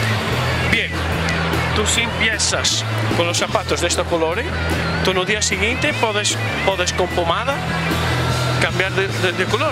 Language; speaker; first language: Spanish; non-native, fluent; Portuguese